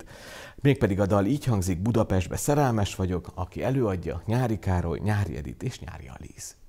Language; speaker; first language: Hungarian; native; Hungarian